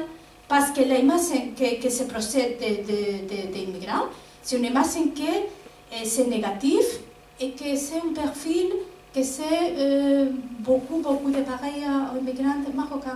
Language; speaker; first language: French; non-native, fluent; Spanish